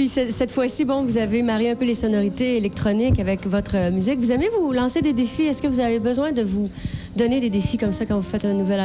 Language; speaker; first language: French; native; French